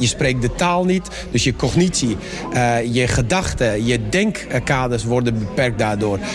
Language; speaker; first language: Dutch; early bilingual, other home language; Persian